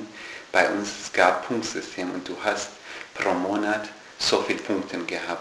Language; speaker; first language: German; non-native, learner; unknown